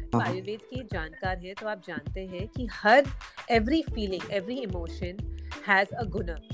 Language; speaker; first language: Hindi; non-native, local second language; Gujarati